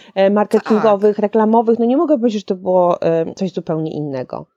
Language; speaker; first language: Polish; native; Polish